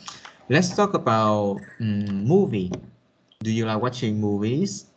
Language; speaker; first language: English; non-native, fluent; Vietnamese